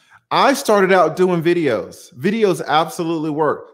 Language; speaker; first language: English; native; English